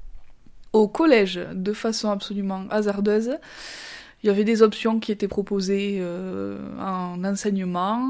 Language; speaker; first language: French; native; French